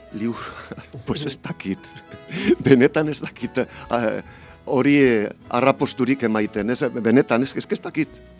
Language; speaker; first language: Basque; non-native, local second language; Spanish